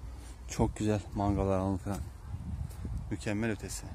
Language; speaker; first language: Turkish; native; Turkish